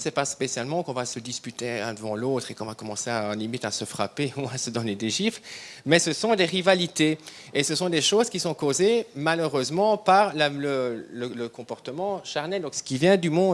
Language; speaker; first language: French; native; French